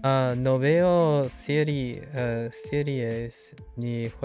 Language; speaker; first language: Spanish; non-native, learner; English